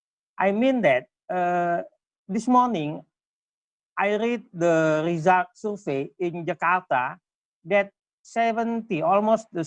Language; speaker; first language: English; non-native, local second language; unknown